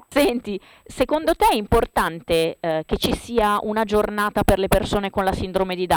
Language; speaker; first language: Italian; native; Italian